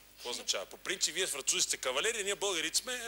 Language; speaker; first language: Bulgarian; native; Bulgarian